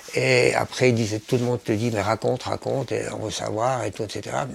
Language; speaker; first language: French; native; French